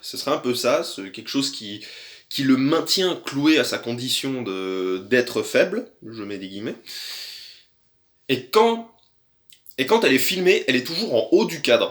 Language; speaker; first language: French; native; French